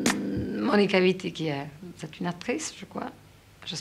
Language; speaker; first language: French; non-native, fluent; Italian